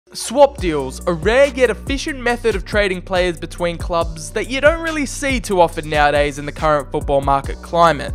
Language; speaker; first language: English; native; English